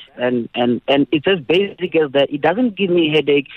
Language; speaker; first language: English; non-native, local second language; Northern Sotho